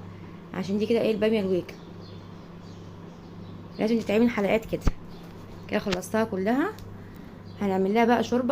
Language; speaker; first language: Arabic; native; Arabic